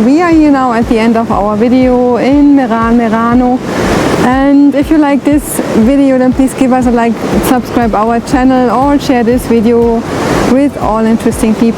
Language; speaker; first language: English; non-native, learner; German